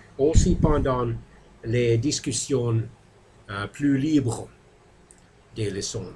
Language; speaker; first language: French; non-native, fluent; Finnish